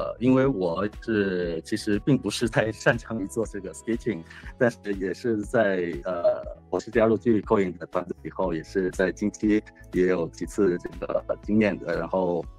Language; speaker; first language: Chinese; non-native, fluent; Korean